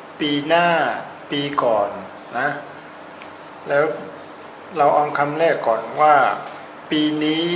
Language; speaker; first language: Thai; non-native, fluent; Burmese